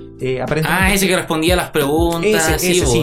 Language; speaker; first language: Spanish; native; Spanish